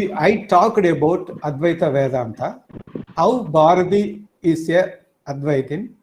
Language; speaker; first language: English; non-native, local second language; Tamil